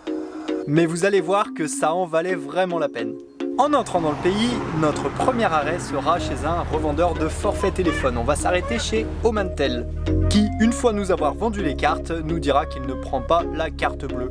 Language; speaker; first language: French; native; French